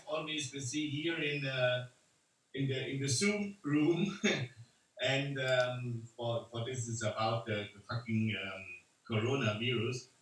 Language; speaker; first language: English; non-native, learner; German